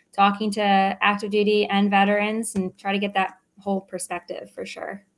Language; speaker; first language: English; native; English